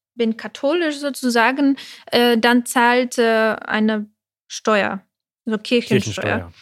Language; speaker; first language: German; non-native, fluent; Czech